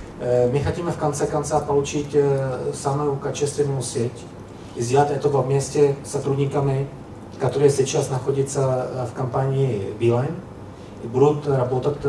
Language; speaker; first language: Russian; non-native, learner; Czech